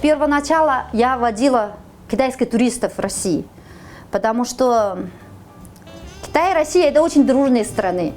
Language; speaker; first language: Russian; non-native, fluent; Chinese